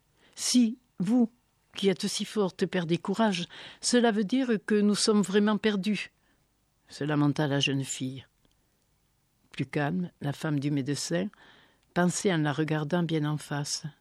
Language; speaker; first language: French; native; French